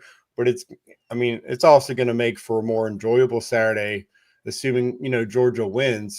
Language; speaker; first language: English; native; English